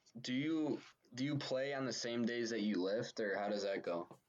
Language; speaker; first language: English; native; English